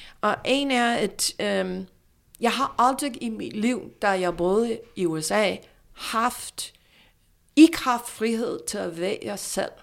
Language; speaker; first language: Danish; non-native, fluent; English